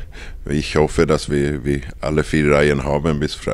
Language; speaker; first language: German; non-native, fluent; Swedish